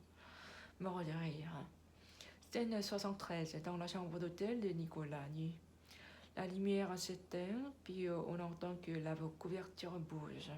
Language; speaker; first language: French; non-native, learner; Korean